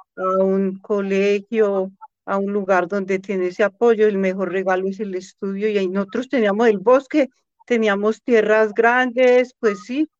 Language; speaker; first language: Spanish; native; Spanish